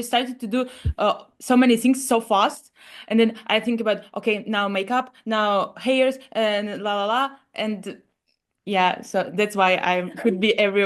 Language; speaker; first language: English; non-native, learner; Russian